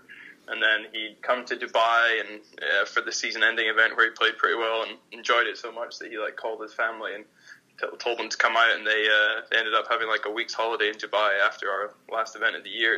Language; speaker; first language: English; native; English